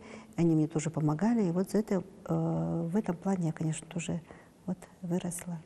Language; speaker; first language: Russian; non-native, local second language; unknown